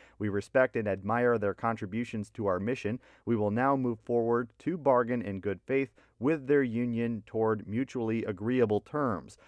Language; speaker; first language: English; native; English